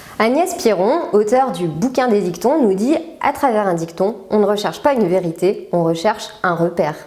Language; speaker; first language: French; native; French